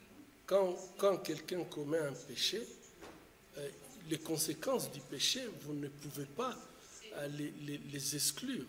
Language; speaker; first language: French; non-native, local second language; Swahili